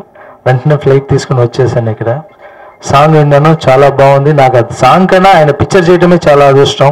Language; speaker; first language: Telugu; non-native, local second language; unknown